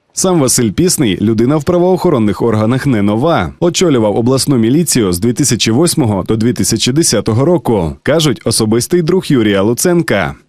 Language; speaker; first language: Ukrainian; native; Ukrainian